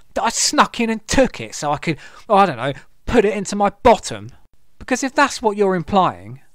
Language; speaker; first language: English; native; English